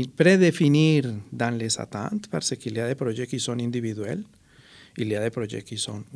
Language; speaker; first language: French; non-native, fluent; Spanish